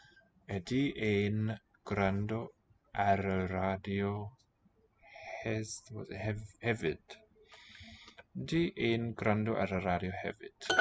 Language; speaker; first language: Welsh; non-native, learner; English